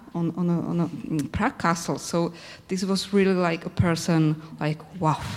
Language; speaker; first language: English; non-native, fluent; Czech